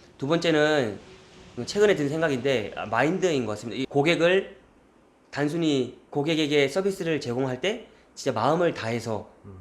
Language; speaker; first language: Korean; early bilingual, heritage; Korean